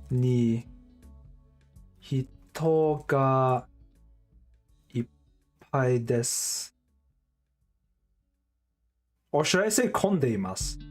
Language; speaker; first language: Japanese; non-native, learner; English